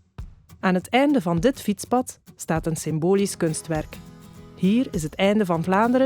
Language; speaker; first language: Dutch; native; Dutch